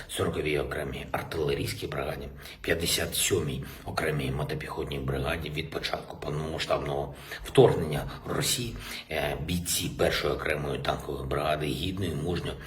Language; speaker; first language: Ukrainian; non-native, local second language; Russian